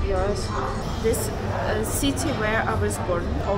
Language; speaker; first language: English; non-native, learner; Russian